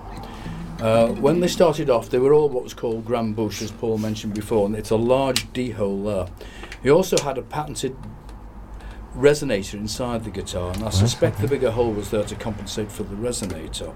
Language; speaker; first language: English; native; English